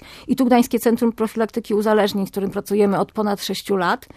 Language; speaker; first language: Polish; native; Polish